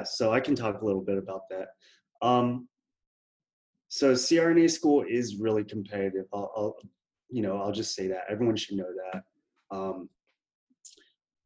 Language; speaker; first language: English; native; English